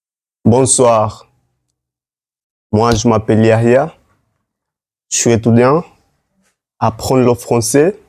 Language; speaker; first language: French; non-native, learner; Swahili